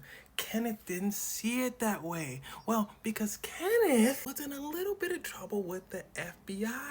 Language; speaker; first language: English; native; English